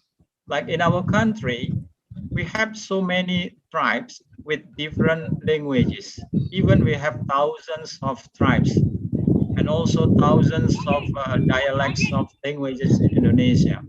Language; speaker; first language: English; non-native, fluent; Indonesian